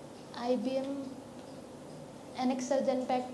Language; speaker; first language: English; non-native, learner; Hindi